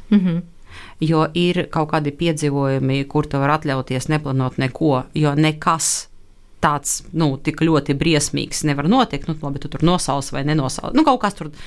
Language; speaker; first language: Latvian; non-native, local second language; Russian